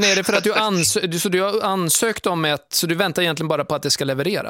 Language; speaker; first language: Swedish; native; Swedish